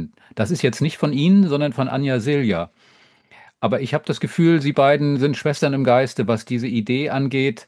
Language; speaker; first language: German; native; German